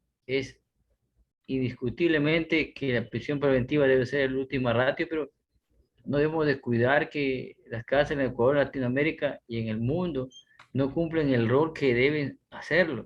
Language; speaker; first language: Spanish; native; Spanish